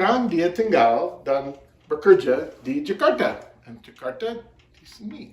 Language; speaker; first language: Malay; non-native, learner; English